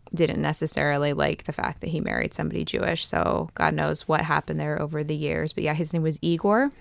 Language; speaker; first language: English; native; English